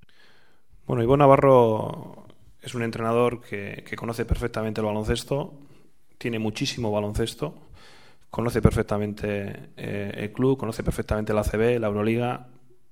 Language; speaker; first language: Spanish; native; Spanish